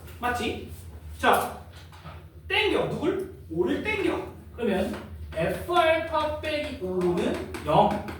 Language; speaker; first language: Korean; native; Korean